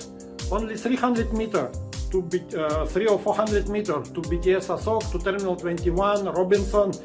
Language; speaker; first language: English; non-native, fluent; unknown